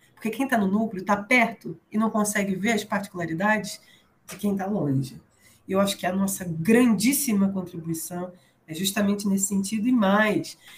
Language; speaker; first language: Portuguese; native; Portuguese